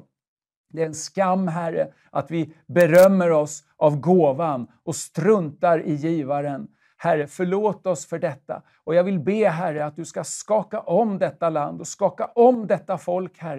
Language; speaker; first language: Swedish; native; Swedish